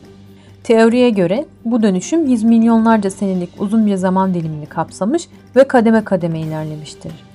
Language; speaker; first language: Turkish; native; Turkish